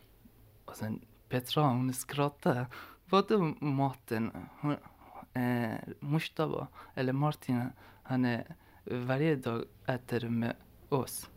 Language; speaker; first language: Swedish; non-native, learner; Persian